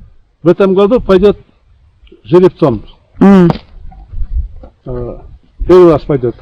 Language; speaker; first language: Russian; non-native, local second language; Kyrgyz